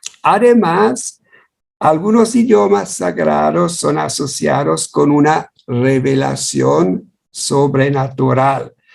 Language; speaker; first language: Spanish; non-native, fluent; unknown